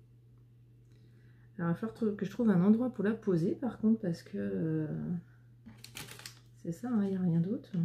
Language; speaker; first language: French; native; French